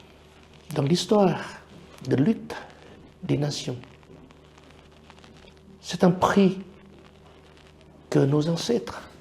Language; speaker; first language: French; non-native, fluent; Vietnamese